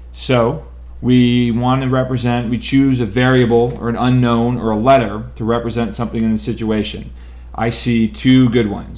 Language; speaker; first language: English; native; English